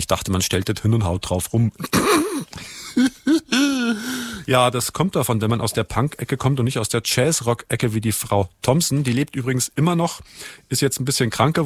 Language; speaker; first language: German; native; German